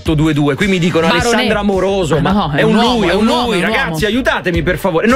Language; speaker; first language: Italian; native; Italian